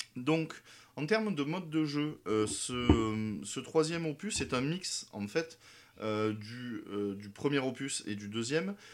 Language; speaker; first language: French; native; French